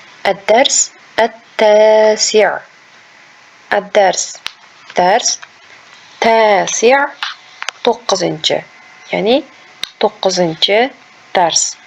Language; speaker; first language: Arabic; non-native, fluent; Uzbek